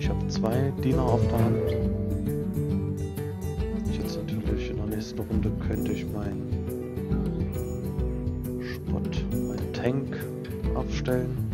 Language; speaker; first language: German; native; German